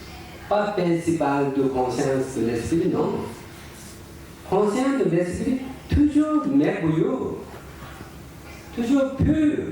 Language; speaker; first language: French; non-native, learner; Tibetan